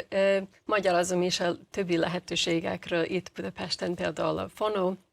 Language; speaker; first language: Hungarian; non-native, fluent; English